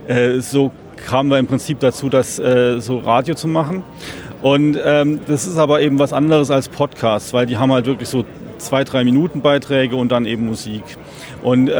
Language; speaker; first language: German; native; German